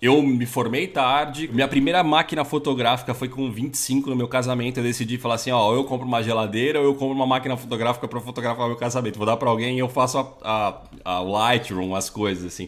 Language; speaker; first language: Portuguese; native; Portuguese